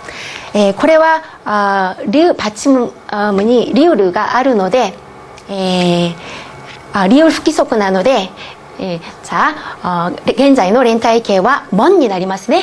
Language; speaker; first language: Japanese; non-native, fluent; Korean